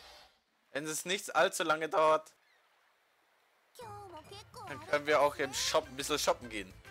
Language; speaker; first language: German; native; German